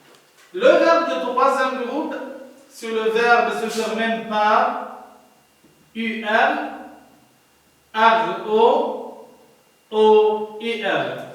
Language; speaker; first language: French; non-native, learner; Arabic